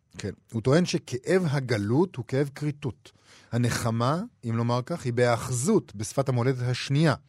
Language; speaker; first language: Hebrew; native; Hebrew